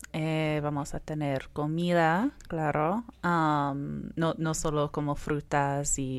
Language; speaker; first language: Spanish; non-native, learner; Persian